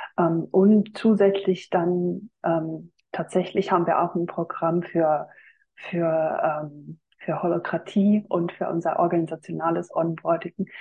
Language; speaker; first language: German; non-native, fluent; Finnish